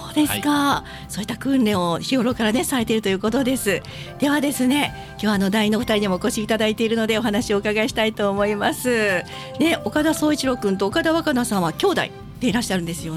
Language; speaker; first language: Japanese; native; Japanese